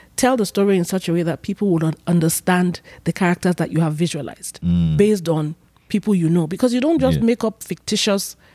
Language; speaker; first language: English; non-native, local second language; Igbo